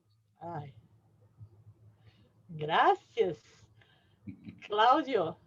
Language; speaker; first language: Spanish; non-native, learner; Portuguese